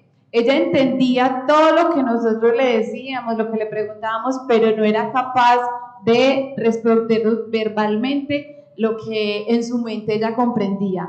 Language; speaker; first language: Spanish; native; Spanish